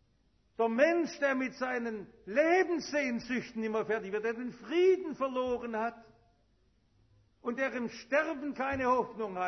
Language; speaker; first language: German; native; German